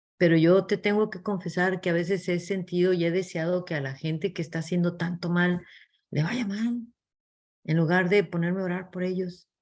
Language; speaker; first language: Spanish; early bilingual, heritage; English